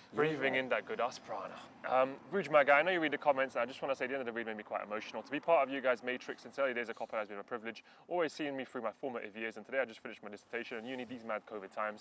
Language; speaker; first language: English; early bilingual, other home language; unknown